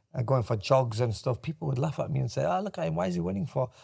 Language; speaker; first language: English; native; English